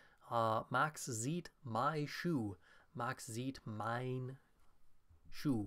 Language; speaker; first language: German; non-native, fluent; English